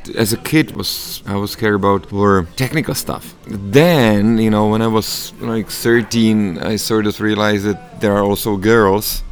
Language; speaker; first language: English; non-native, fluent; Czech